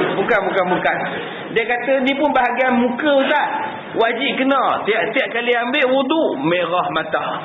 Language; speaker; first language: Malay; native; Malay